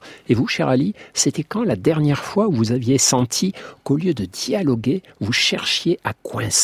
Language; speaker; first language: French; native; French